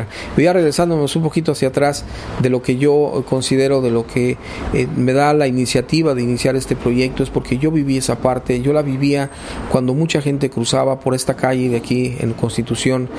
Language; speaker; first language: Spanish; native; Spanish